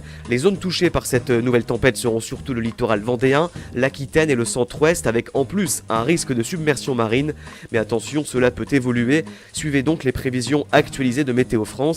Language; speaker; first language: French; native; French